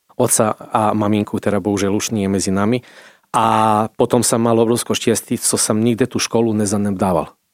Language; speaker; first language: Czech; non-native, fluent; Serbian